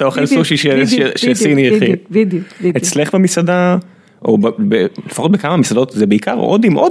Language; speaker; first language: Hebrew; native; Hebrew